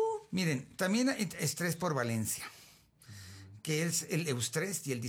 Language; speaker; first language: Spanish; native; Spanish